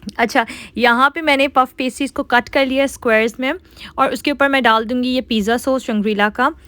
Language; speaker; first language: Urdu; native; Urdu